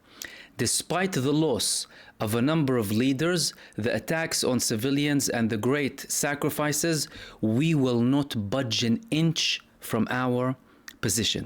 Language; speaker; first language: English; non-native, fluent; Arabic